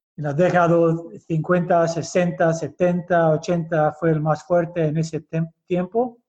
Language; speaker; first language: Spanish; early bilingual, heritage; Basque